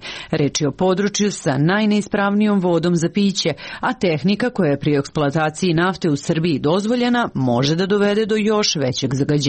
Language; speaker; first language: Serbian; native; Serbian